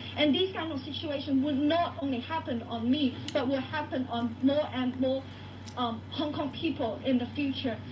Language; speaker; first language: English; non-native, local second language; Cantonese